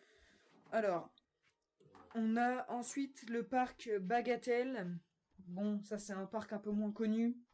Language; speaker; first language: French; native; French